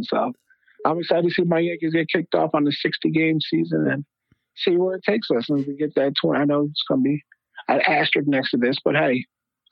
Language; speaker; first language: English; native; English